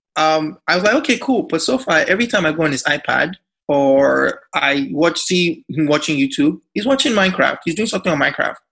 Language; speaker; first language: English; non-native, local second language; Yoruba